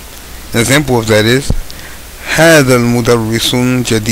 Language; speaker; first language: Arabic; non-native, fluent; English